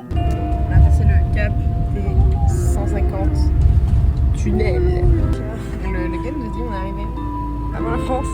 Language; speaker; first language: French; native; French